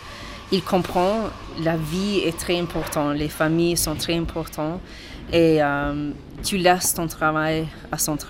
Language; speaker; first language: French; non-native, learner; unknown